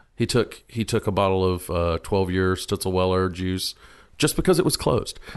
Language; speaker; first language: English; native; English